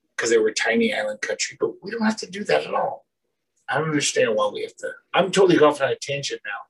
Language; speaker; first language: English; native; English